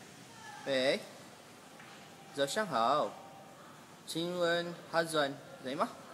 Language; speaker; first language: Chinese; non-native, learner; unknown